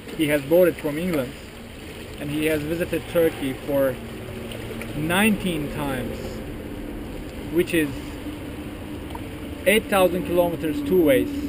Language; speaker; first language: English; non-native, fluent; Turkish